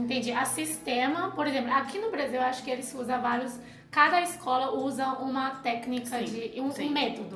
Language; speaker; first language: Portuguese; non-native, fluent; Chinese